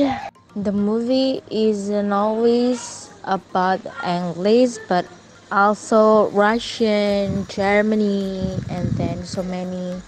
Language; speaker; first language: English; non-native, learner; Indonesian